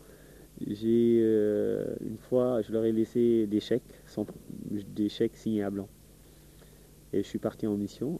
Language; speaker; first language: French; non-native, local second language; Wolof